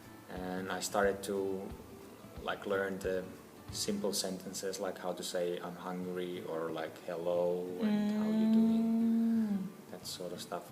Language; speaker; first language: English; non-native, fluent; Finnish